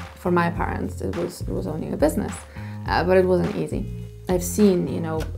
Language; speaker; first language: English; non-native, fluent; Polish